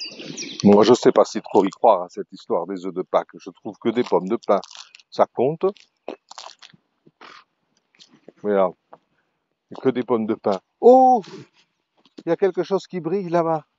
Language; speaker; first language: French; native; French